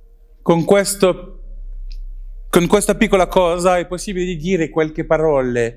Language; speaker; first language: Italian; non-native, learner; French